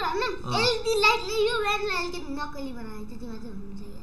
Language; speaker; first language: Nepali; native; Nepali